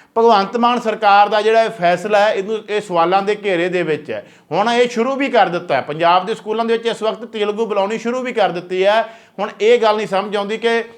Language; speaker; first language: Punjabi; native; Punjabi